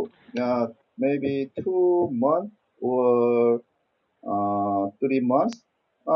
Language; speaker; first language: English; non-native, learner; Korean